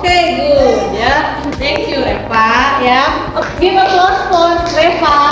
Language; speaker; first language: English; non-native, learner; Indonesian